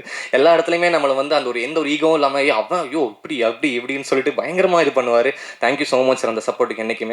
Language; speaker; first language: Tamil; native; Tamil